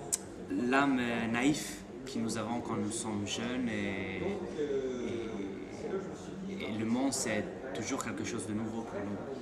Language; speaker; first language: French; non-native, fluent; Italian